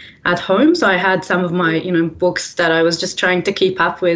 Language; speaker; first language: English; early bilingual, other home language; Persian